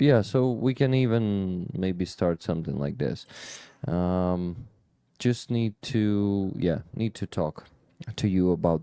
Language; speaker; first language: English; non-native, fluent; Ukrainian